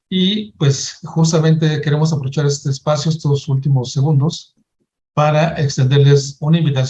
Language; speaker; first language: Spanish; native; Spanish